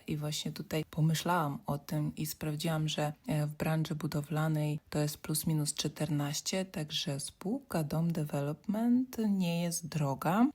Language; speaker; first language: Polish; non-native, fluent; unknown